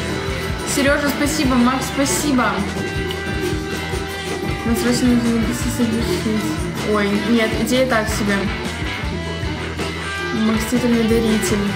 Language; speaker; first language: Russian; native; Russian